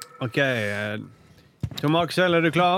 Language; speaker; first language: Norwegian; native; Norwegian